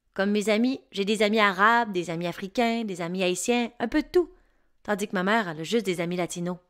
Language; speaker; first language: French; native; French